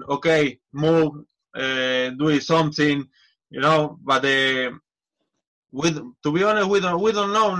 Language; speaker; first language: English; non-native, learner; Spanish